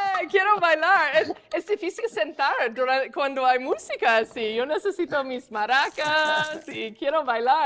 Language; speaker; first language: Spanish; non-native, fluent; English